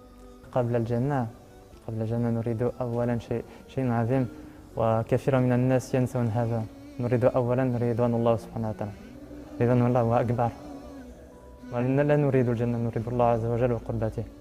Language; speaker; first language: Arabic; non-native, learner; French